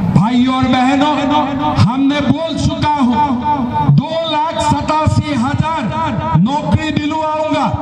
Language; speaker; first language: Hindi; non-native, local second language; Assamese